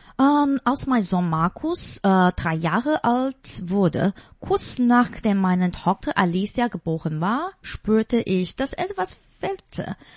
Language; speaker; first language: German; non-native, fluent; Chinese